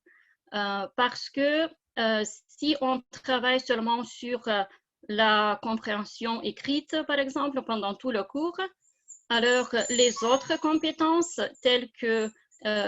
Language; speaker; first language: French; non-native, fluent; Lithuanian